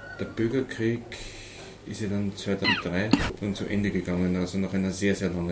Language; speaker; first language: German; native; German